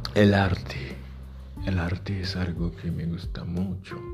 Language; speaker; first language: Spanish; non-native, fluent; Haitian Creole